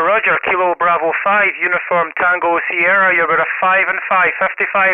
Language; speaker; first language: English; native; English